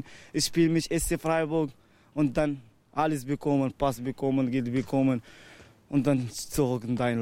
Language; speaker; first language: German; non-native, learner; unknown